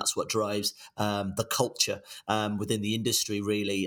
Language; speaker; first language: English; non-native, local second language; Yoruba